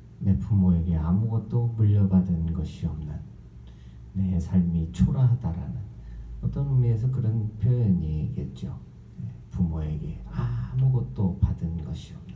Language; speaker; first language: Korean; native; Korean